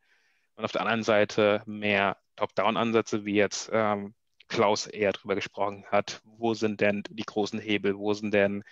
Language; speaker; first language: German; native; German